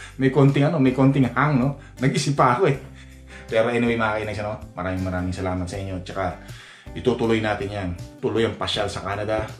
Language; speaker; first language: Filipino; native; Filipino